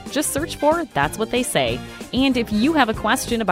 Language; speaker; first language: English; native; English